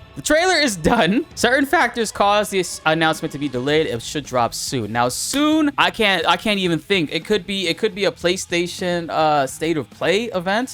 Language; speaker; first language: English; native; English